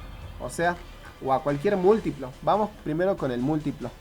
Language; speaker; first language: Spanish; native; Spanish